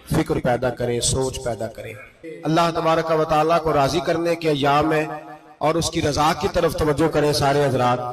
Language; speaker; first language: Urdu; non-native, local second language; Punjabi